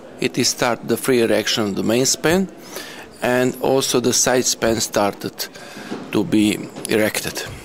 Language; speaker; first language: English; non-native, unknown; Serbian